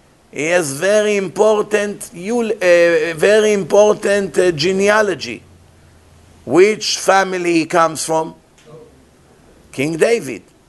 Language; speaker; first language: English; non-native, fluent; Hebrew